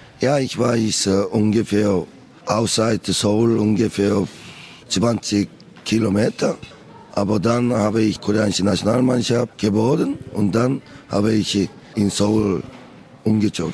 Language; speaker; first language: German; non-native, learner; Korean